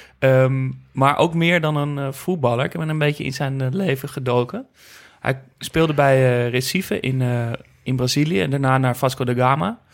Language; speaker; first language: Dutch; native; Dutch